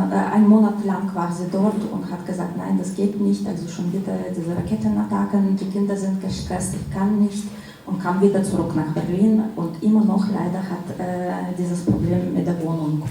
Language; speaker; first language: German; non-native, fluent; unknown